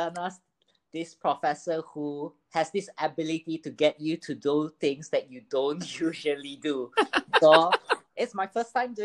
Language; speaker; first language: English; non-native, local second language; Chinese